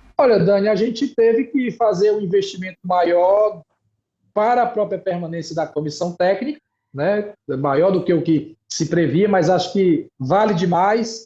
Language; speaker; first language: Portuguese; native; Portuguese